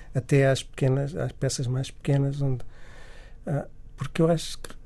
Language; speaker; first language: Portuguese; native; Portuguese